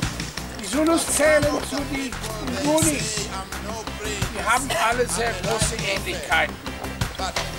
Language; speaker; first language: German; non-native, fluent; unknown